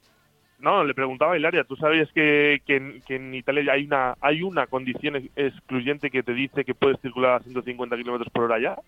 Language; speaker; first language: Spanish; native; Spanish